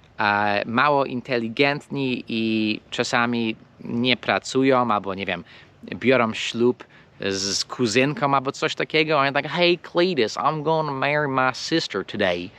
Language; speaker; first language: Polish; non-native, fluent; English